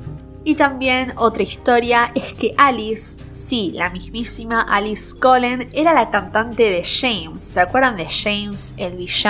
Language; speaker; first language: Spanish; native; Spanish